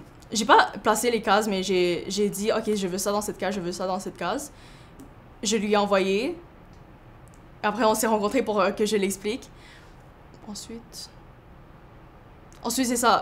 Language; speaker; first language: French; early bilingual, other home language; Chinese